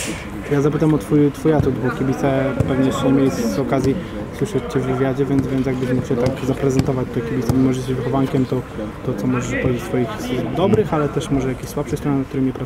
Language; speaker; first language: Polish; native; Polish